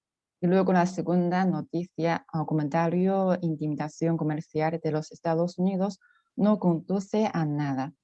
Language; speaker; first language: Spanish; non-native, fluent; Chinese